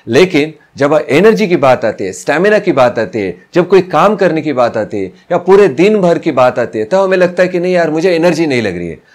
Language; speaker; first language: Hindi; non-native, local second language; Marathi